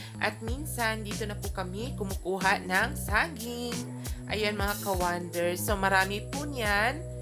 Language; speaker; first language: Filipino; non-native, local second language; Cebuano